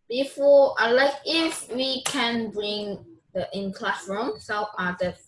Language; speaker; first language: English; non-native, learner; Korean